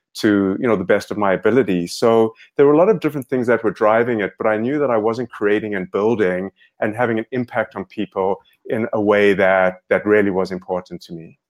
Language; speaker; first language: English; native; English